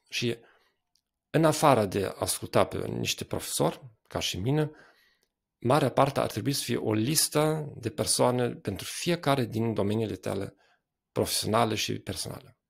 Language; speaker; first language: Romanian; non-native, fluent; German